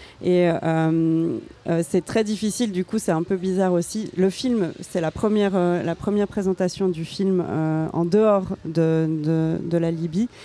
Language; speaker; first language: French; native; French